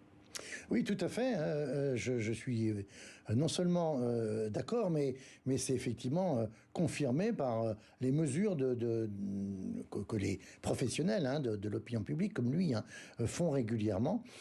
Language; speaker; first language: French; native; French